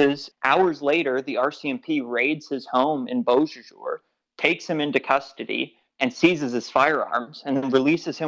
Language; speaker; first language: English; native; English